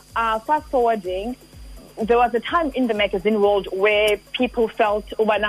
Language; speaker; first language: English; non-native, local second language; Xhosa